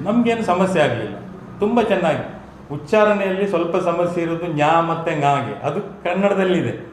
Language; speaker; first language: Kannada; non-native, local second language; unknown